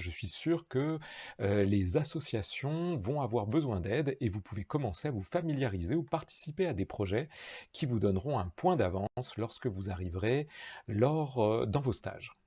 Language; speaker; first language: French; native; French